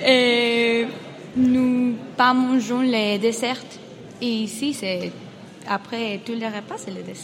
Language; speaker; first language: French; non-native, learner; Spanish